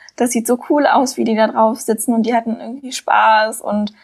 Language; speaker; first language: German; native; German